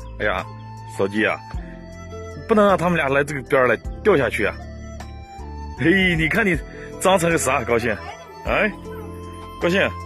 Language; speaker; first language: Chinese; native; Chinese